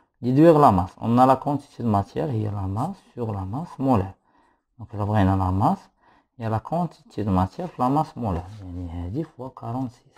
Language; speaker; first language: French; non-native, local second language; Arabic